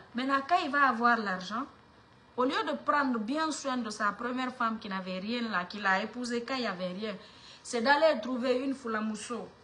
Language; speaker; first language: French; non-native, local second language; Mandingo